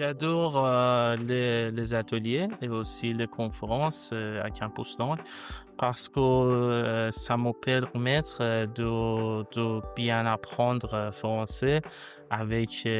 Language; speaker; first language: French; non-native, learner; Persian